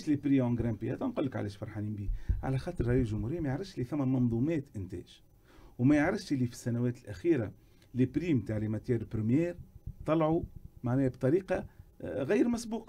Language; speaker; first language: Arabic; native; Arabic